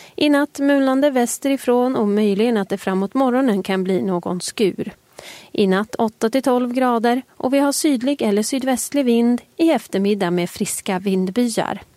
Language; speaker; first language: Swedish; native; Swedish